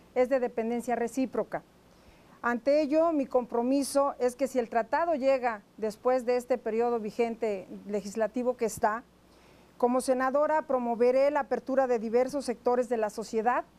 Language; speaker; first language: Spanish; native; Spanish